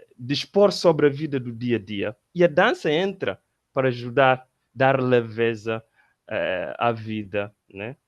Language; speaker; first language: Portuguese; non-native, local second language; Upper Guinea Crioulo